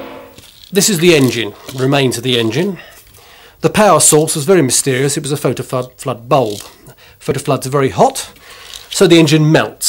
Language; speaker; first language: English; native; English